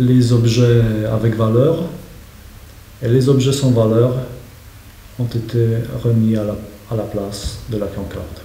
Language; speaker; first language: French; non-native, fluent; Polish